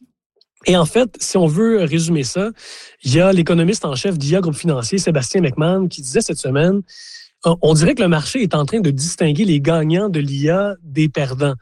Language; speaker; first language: French; native; French